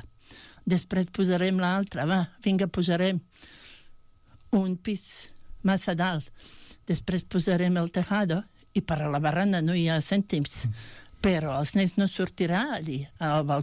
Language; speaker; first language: Catalan; non-native, fluent; Bosnian